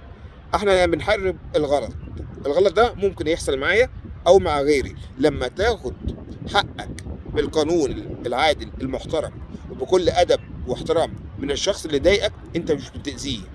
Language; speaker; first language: Arabic; native; Arabic